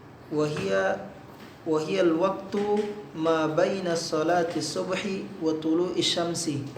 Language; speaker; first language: Arabic; non-native, learner; Indonesian